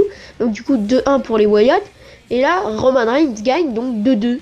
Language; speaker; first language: French; native; French